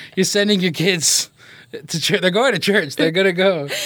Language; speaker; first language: English; native; English